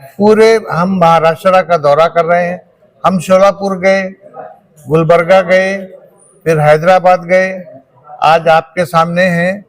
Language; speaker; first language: Urdu; native; Urdu